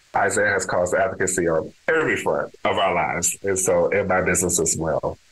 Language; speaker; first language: English; native; English